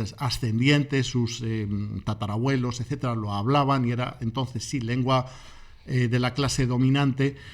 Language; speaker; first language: Spanish; native; Spanish